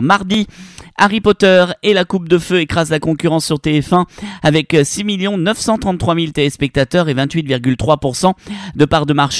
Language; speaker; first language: French; native; French